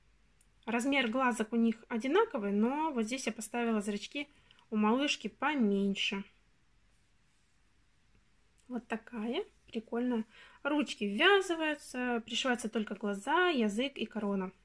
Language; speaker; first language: Russian; native; Russian